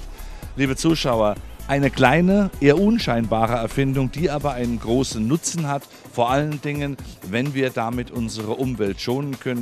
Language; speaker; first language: German; native; German